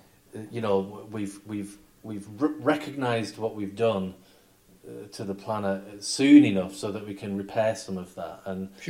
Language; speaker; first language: English; native; English